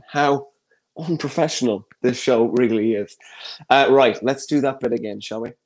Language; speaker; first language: English; native; English